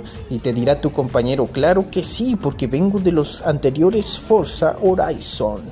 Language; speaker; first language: Spanish; native; Spanish